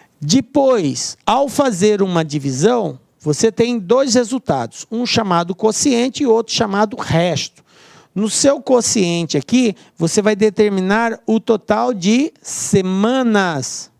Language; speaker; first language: Portuguese; native; Portuguese